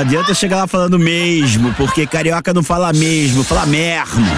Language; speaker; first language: Portuguese; native; Portuguese